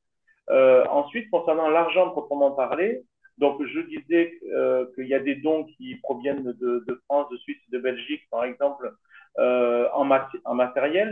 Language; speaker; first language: French; native; French